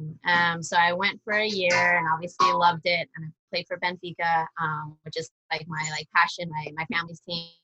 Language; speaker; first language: English; early bilingual, other home language; Spanish